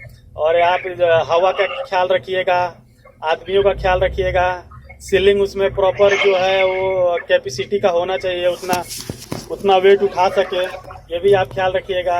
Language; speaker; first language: Hindi; native; Hindi